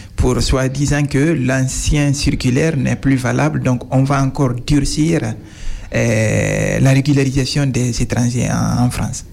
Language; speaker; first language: French; non-native, local second language; Fula